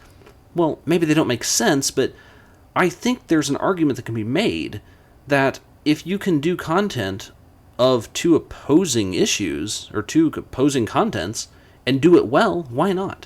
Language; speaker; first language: English; native; English